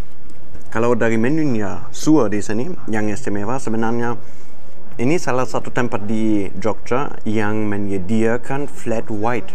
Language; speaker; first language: Indonesian; non-native, fluent; German